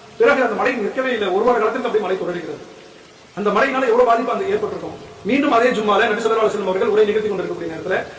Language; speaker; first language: Tamil; native; Tamil